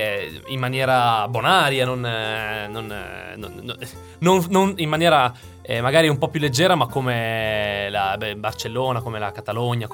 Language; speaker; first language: Italian; native; Italian